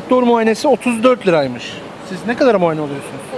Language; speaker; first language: Turkish; native; Turkish